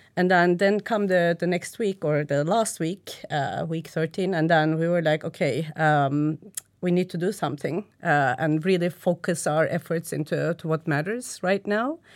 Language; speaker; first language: English; non-native, fluent; Turkish